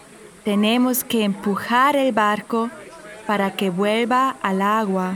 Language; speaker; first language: Spanish; non-native, fluent; German